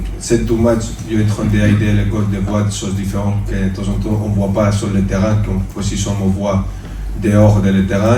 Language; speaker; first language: French; non-native, fluent; Spanish